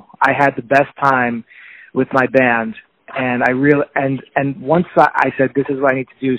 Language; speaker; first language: English; native; English